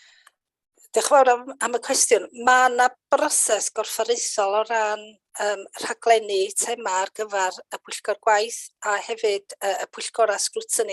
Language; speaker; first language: Welsh; native; Welsh